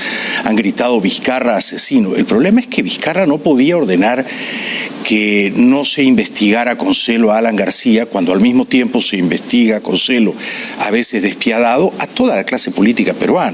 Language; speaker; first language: Spanish; native; Spanish